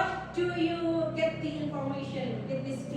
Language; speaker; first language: English; non-native, learner; Indonesian